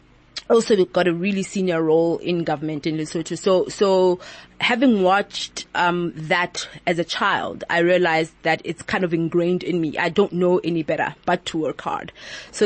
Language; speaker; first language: English; non-native, local second language; Southern Sotho